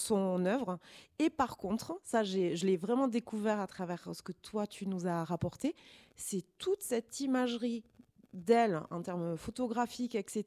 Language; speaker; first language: French; native; French